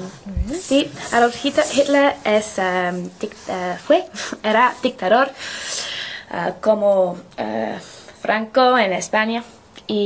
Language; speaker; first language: Spanish; non-native, learner; English